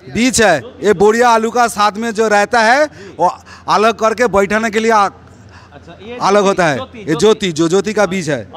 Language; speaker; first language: Hindi; non-native, local second language; Bangla